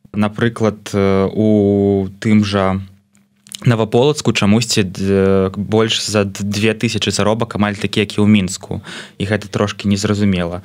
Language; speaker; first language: Belarusian; non-native, local second language; Russian